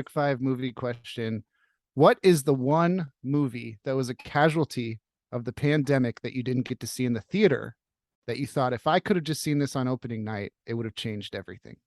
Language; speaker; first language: English; native; English